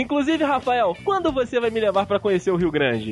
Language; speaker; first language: Portuguese; native; Portuguese